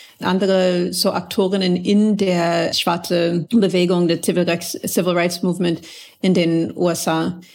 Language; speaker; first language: German; non-native, fluent; English